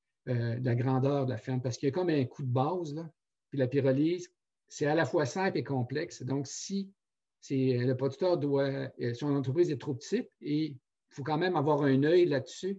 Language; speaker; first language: French; native; French